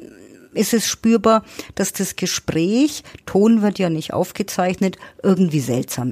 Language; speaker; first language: German; native; German